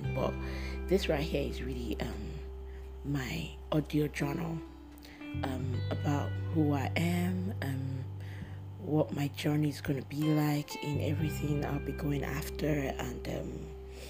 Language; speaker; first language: English; non-native, local second language; Yoruba